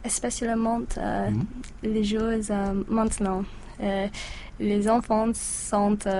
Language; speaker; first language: French; non-native, learner; English